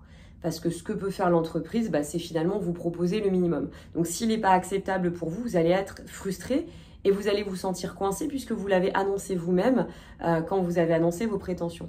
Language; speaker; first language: French; native; French